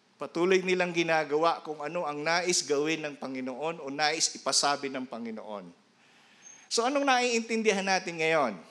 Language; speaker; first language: Filipino; non-native, local second language; Bikol